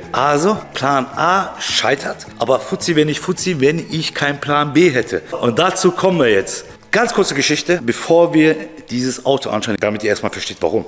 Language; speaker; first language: German; early bilingual, other home language; Turkish